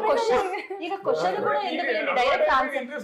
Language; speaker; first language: Telugu; native; Telugu